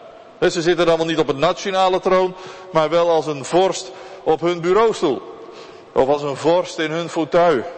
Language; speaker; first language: Dutch; native; Dutch